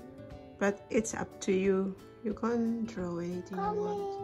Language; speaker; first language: English; non-native, learner; Indonesian